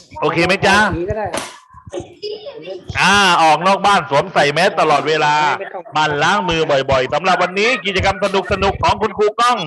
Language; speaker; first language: Thai; native; Thai